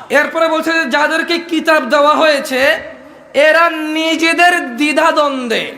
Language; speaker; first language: Bangla; early bilingual, heritage; Bangla